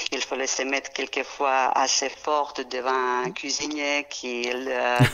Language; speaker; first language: French; non-native, fluent; Serbian